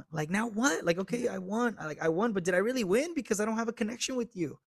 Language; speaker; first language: English; early bilingual, other home language; Spanish